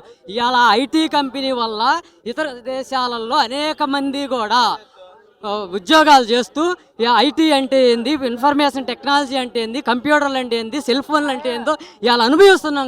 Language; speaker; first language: Telugu; native; Telugu